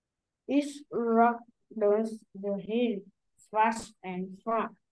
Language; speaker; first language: English; non-native, learner; Vietnamese